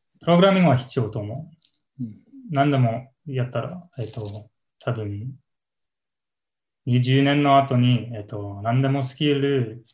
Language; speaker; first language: Japanese; non-native, learner; English